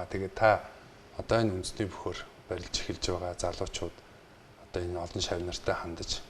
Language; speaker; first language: Mongolian; native; Mongolian